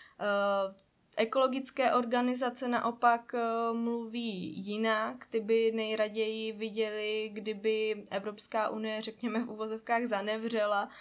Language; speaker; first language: Czech; native; Czech